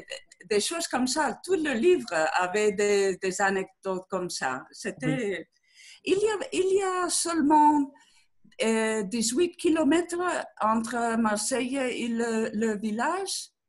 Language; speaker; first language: French; non-native, learner; Spanish